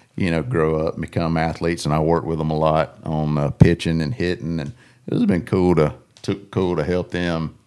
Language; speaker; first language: English; native; English